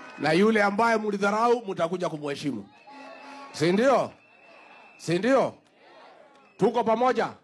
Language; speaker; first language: Swahili; non-native, local second language; Kikuyu